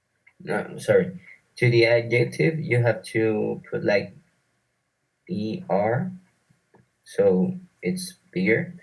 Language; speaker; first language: English; non-native, learner; Spanish